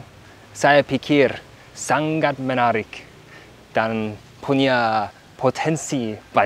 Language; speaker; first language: Indonesian; non-native, learner; English